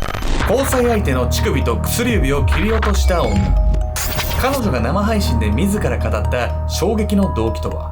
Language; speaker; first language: Japanese; native; Japanese